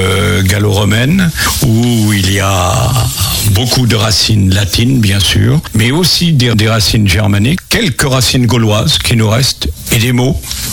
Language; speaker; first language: French; native; French